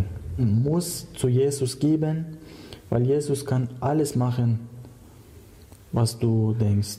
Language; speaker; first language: German; non-native, learner; Persian